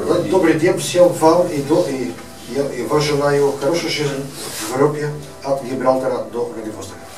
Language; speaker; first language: Russian; non-native, learner; Dutch